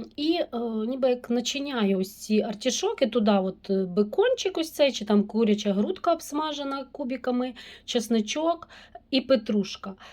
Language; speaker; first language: Ukrainian; non-native, local second language; Russian